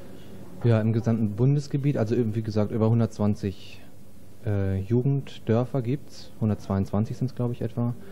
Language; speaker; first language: German; native; German